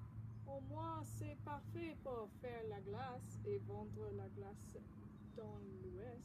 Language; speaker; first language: French; non-native, learner; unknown